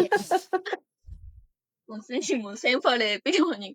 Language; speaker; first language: Korean; non-native, fluent; Japanese